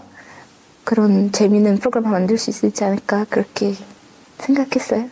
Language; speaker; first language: Korean; non-native, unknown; Arabic